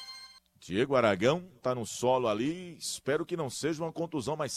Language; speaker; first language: Portuguese; native; Portuguese